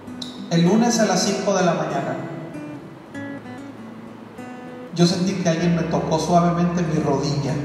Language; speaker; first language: Spanish; native; Spanish